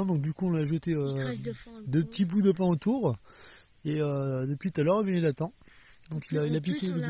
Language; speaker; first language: French; native; French